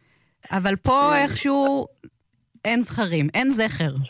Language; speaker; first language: Hebrew; native; Hebrew